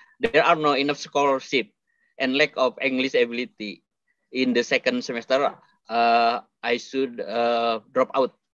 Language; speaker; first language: English; non-native, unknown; Indonesian